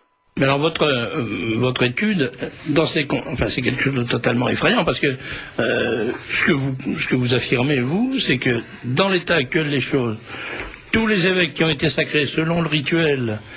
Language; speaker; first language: French; native; French